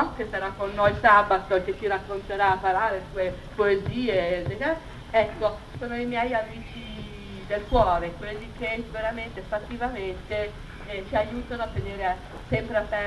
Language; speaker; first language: Italian; native; Italian